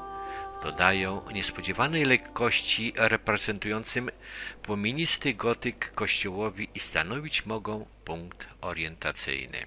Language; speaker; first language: Polish; native; Polish